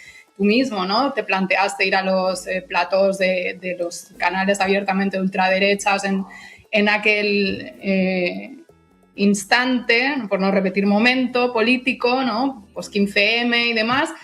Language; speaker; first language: Spanish; native; Spanish